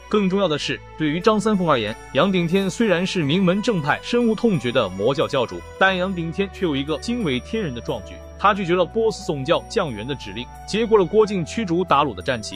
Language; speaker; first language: Chinese; native; Chinese